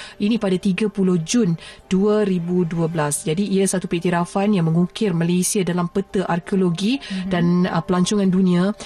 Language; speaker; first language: Malay; native; Malay